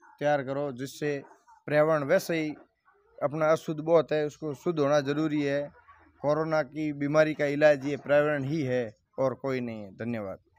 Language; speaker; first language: Hindi; native; Hindi